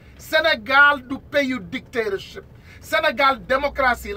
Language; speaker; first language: French; non-native, local second language; Wolof